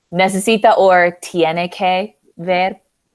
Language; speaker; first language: Spanish; non-native, learner; English